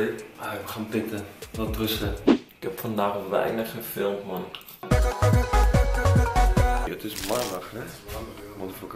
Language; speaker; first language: Dutch; native; Dutch